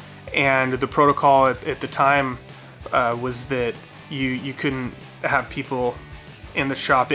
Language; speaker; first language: English; native; English